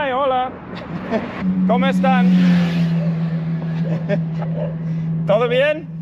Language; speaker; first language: Spanish; non-native, fluent; English